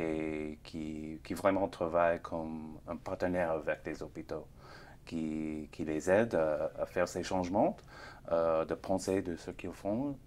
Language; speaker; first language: French; non-native, fluent; English